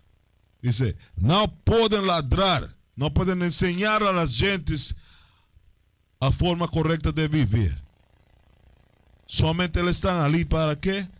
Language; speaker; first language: Portuguese; non-native, learner; Spanish